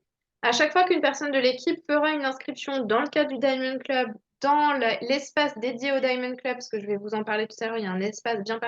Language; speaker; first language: French; native; French